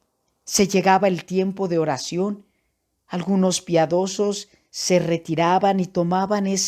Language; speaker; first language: Spanish; native; Spanish